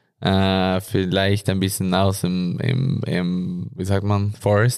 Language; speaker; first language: German; non-native, learner; Norwegian